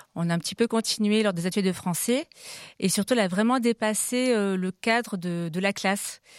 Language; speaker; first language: French; native; French